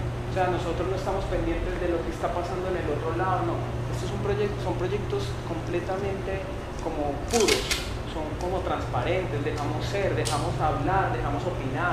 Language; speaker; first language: Spanish; native; Spanish